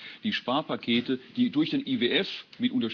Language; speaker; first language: German; native; German